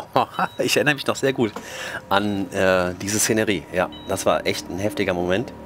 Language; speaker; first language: German; native; German